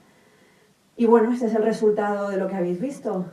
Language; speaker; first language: Spanish; native; Spanish